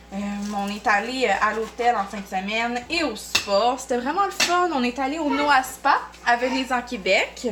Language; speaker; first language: French; native; French